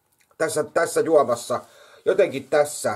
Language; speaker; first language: Finnish; native; Finnish